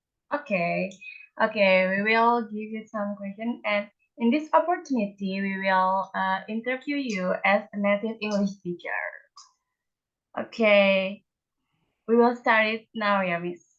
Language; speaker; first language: English; non-native, learner; Indonesian